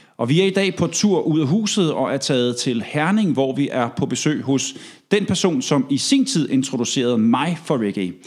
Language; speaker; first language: Danish; native; Danish